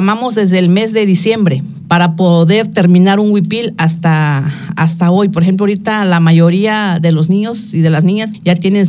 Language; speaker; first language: Spanish; non-native, local second language; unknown